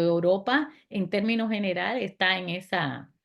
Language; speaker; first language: Spanish; native; Spanish